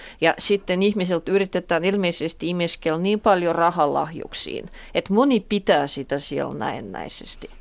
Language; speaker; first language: Finnish; non-native, fluent; Russian